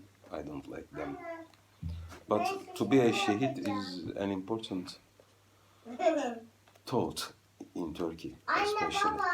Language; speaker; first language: English; non-native, fluent; Turkish